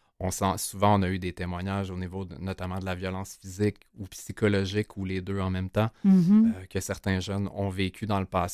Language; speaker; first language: French; native; French